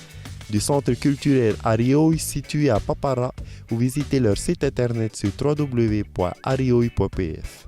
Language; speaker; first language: French; native; French